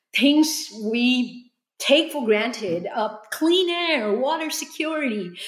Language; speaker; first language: English; non-native, local second language; Hindi